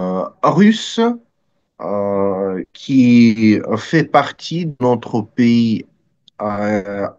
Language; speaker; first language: French; non-native, fluent; Russian